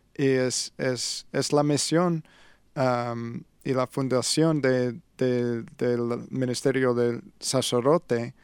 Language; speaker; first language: Spanish; non-native, learner; English